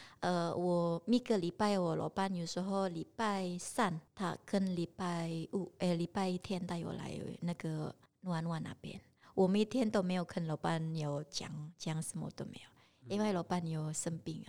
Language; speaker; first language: Chinese; non-native, learner; Indonesian